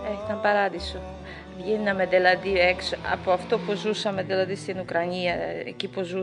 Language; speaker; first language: Greek; non-native, fluent; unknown